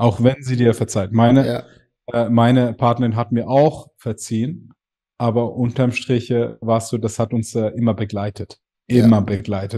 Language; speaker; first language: German; native; German